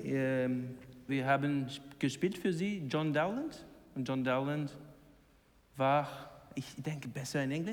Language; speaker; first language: German; non-native, learner; English